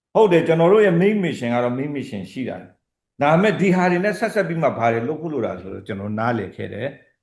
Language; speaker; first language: Burmese; non-native, local second language; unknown